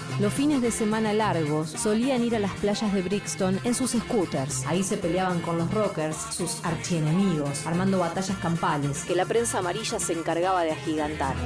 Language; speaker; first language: Spanish; native; Spanish